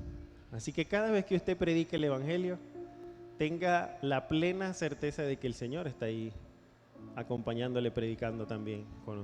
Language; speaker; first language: Spanish; native; Spanish